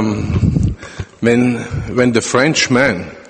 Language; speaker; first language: English; non-native, fluent; German